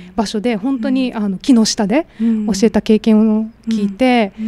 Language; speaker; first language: Japanese; native; Japanese